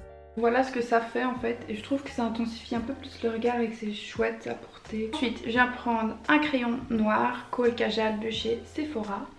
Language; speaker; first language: French; native; French